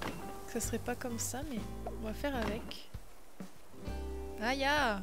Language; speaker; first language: French; native; French